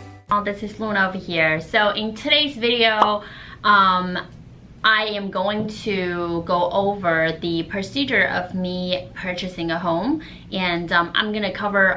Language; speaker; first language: English; non-native, fluent; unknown